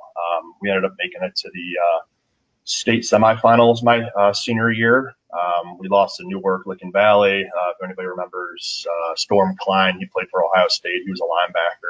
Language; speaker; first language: English; native; English